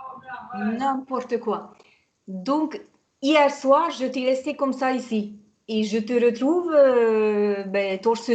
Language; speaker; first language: French; non-native, fluent; Hungarian